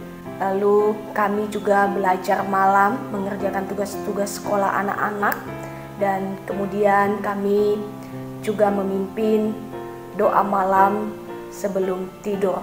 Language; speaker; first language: Indonesian; non-native, local second language; Nias